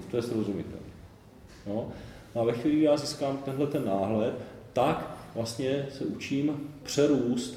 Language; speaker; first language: Czech; native; Czech